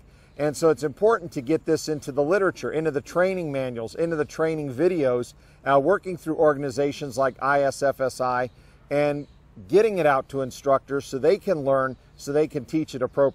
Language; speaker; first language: English; native; English